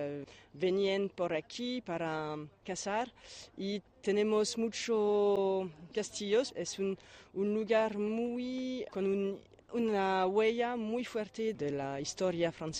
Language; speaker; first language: Spanish; non-native, fluent; French